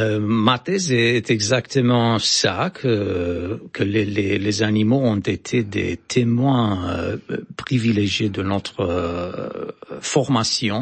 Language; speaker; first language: French; non-native, fluent; Romanian